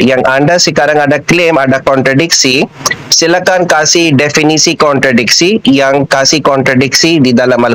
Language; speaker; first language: Indonesian; non-native, learner; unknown